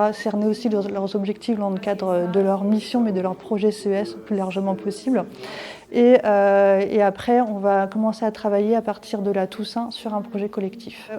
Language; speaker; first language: French; native; French